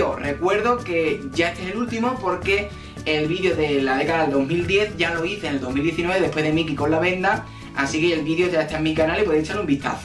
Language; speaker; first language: Spanish; native; Spanish